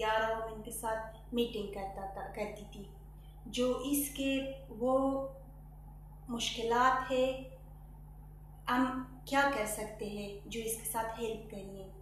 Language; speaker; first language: Hindi; non-native, fluent; Persian